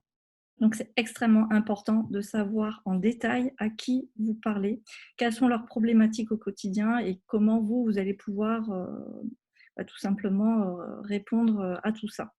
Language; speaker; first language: French; native; French